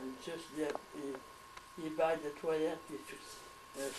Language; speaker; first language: English; early bilingual, heritage; French